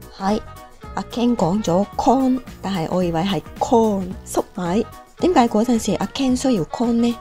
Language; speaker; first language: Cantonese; non-native, fluent; Japanese